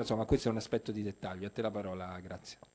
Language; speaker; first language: Italian; native; Italian